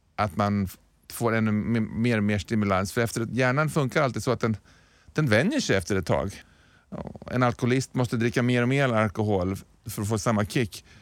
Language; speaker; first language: Swedish; native; Swedish